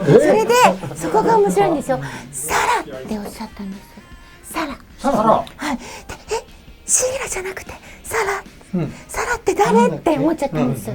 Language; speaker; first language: Japanese; native; Japanese